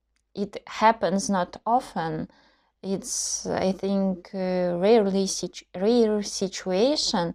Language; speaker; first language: English; non-native, learner; Russian